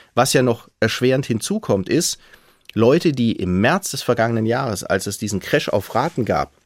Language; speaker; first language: German; native; German